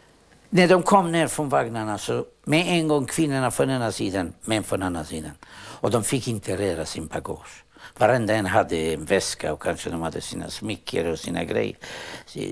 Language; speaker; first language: Swedish; non-native, fluent; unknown